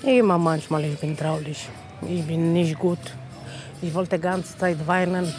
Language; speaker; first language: German; non-native, learner; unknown